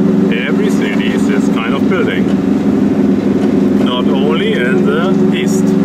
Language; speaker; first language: English; non-native, learner; German